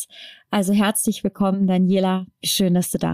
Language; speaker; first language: German; native; German